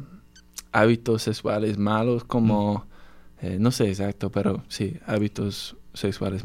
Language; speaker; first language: Spanish; non-native, learner; English